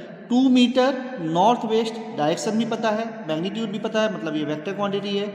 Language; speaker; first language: Hindi; native; Hindi